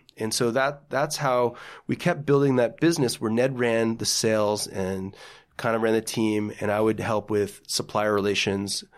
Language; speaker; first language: English; native; English